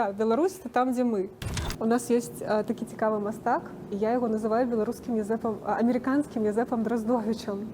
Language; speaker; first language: Belarusian; non-native, local second language; Russian